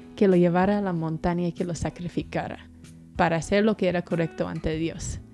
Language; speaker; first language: Spanish; non-native, fluent; English